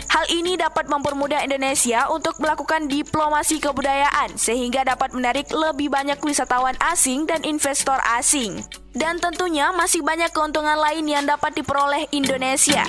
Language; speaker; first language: Indonesian; native; Indonesian